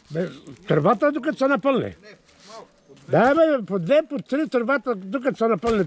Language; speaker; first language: Bulgarian; native; Bulgarian